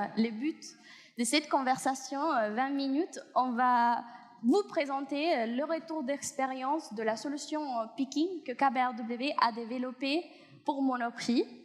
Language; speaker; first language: French; non-native, fluent; Spanish